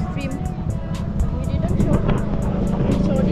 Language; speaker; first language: English; non-native, learner; Thai